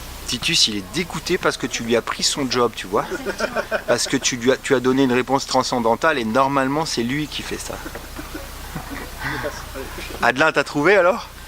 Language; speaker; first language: French; native; French